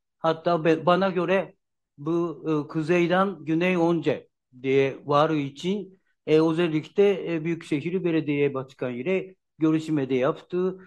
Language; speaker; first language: Turkish; non-native, learner; Japanese